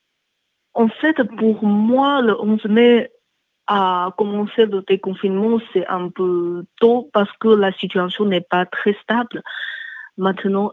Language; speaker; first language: French; non-native, learner; Chinese